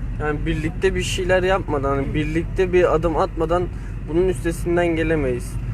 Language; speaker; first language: Turkish; native; Turkish